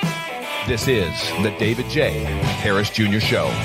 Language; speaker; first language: English; native; English